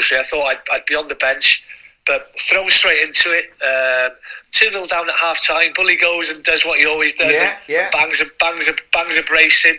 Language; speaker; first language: English; non-native, local second language; Welsh